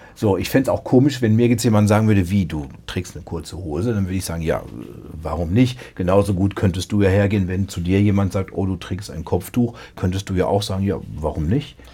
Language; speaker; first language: German; native; German